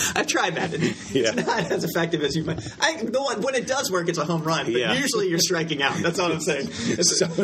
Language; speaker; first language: English; native; English